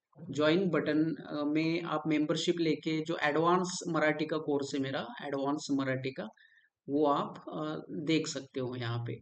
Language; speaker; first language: Hindi; non-native, local second language; Marathi